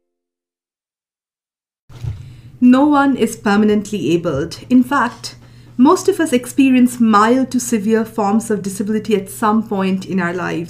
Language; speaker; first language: English; non-native, local second language; Bangla